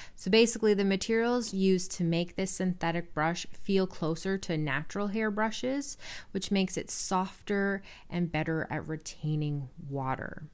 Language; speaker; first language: English; native; English